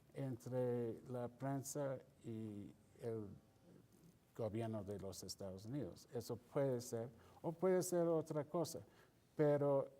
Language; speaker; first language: Spanish; non-native, fluent; English